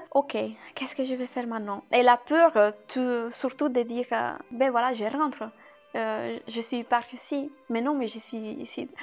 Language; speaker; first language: French; non-native, fluent; Italian